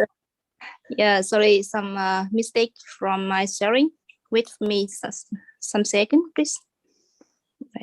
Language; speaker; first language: English; non-native, fluent; Vietnamese